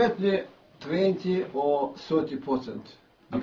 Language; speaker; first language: English; non-native, learner; Russian